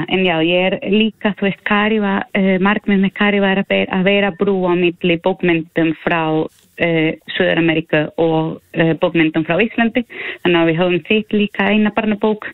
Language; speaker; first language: Icelandic; non-native, fluent; Spanish